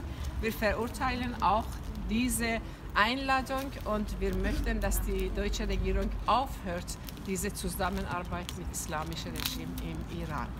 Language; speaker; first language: German; non-native, fluent; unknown